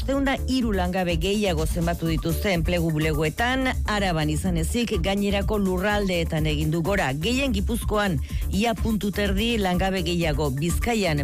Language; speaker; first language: Basque; native; Basque